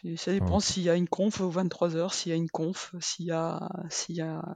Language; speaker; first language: French; native; French